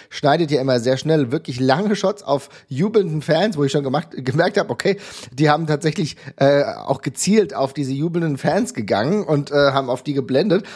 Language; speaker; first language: German; native; German